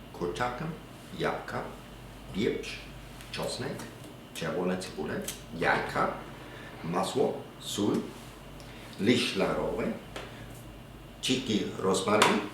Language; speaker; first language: Polish; non-native, learner; German